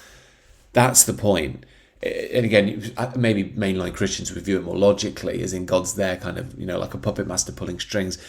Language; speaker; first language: English; native; English